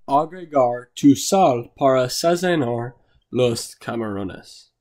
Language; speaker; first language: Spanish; non-native, learner; English